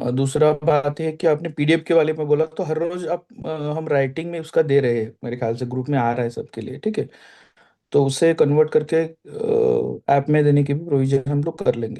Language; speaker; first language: Hindi; non-native, local second language; Marathi